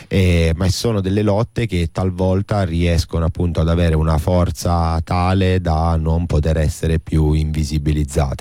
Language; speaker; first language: Italian; native; Italian